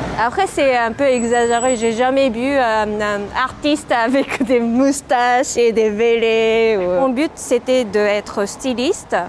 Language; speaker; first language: French; non-native, fluent; Japanese